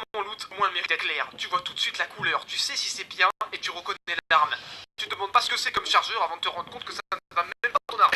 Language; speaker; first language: French; native; French